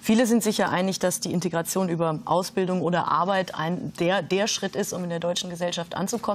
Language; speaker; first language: German; native; German